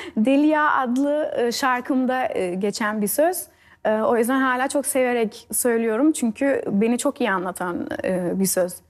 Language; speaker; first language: Turkish; early bilingual, heritage; Turkish